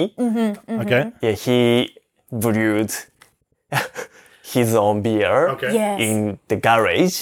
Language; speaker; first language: English; non-native, learner; Japanese